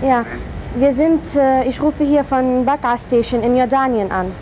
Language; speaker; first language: German; non-native, fluent; Arabic